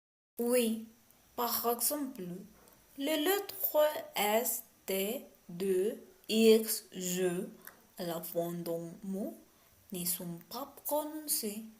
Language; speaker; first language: French; non-native, learner; Spanish